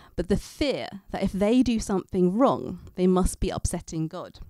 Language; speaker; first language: English; native; English